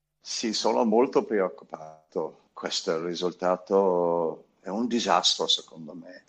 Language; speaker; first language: Italian; non-native, fluent; English